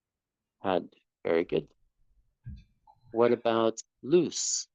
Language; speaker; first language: English; non-native, fluent; Spanish